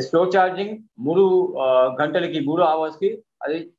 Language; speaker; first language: Telugu; non-native, local second language; Hindi